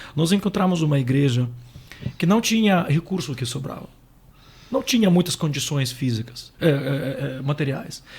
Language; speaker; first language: Portuguese; non-native, fluent; Ukrainian